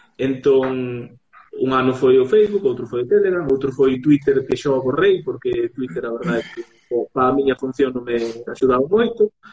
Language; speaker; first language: Galician; native; Galician